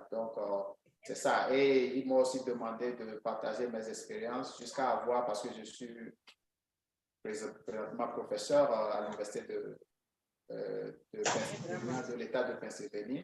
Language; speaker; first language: French; non-native, local second language; Ewe